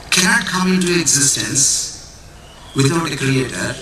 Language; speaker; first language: English; non-native, local second language; Telugu